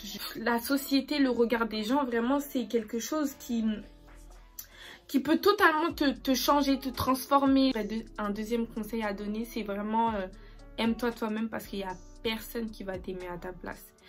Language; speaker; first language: French; native; French